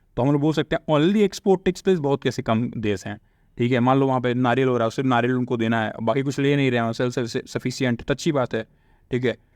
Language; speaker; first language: Hindi; native; Hindi